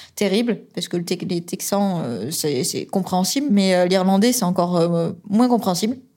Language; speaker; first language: French; native; French